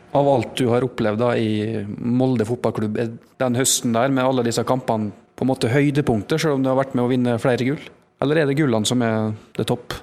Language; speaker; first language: Norwegian; native; Norwegian